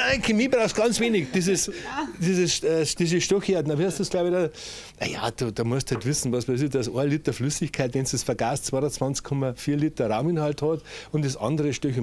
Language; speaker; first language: German; native; German